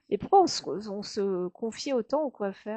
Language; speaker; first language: French; native; French